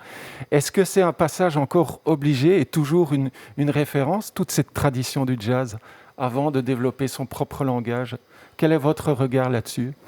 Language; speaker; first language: French; native; French